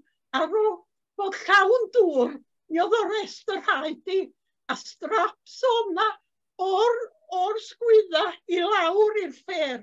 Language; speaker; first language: Welsh; native; Welsh